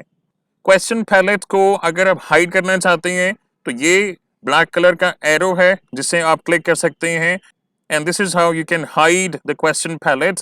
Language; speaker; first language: Hindi; native; Hindi